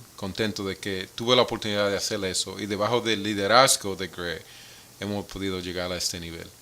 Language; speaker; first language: Spanish; early bilingual, other home language; English